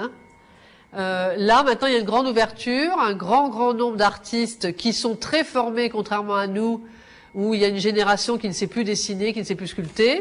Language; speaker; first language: French; native; French